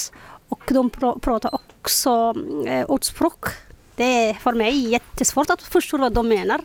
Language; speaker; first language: Swedish; non-native, learner; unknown